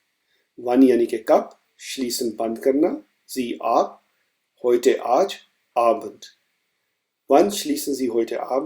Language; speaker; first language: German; non-native, fluent; Urdu